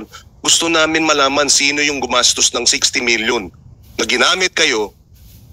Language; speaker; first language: Filipino; native; Filipino